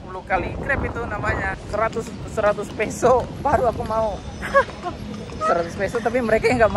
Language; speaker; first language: Indonesian; native; Indonesian